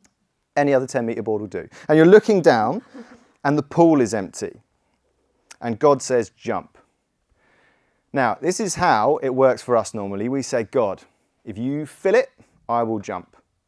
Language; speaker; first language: English; native; English